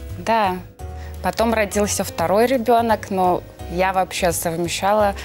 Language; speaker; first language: Russian; native; Russian